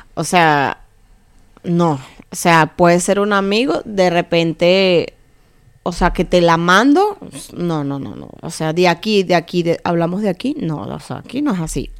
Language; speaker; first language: Spanish; native; Spanish